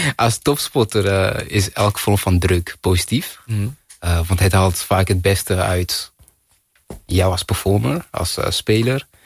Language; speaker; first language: Dutch; early bilingual, other home language; Kinyarwanda